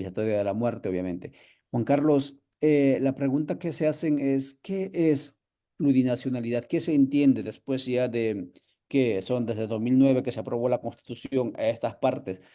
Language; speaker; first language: Spanish; native; Spanish